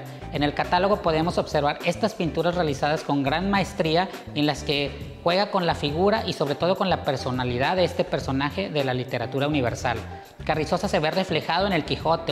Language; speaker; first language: Spanish; native; Spanish